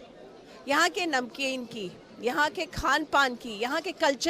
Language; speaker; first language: Hindi; native; Hindi